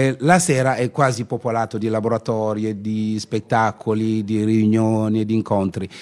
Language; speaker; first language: Italian; non-native, fluent; Wolof